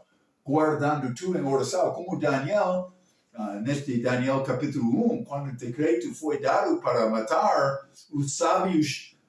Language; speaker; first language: Portuguese; non-native, learner; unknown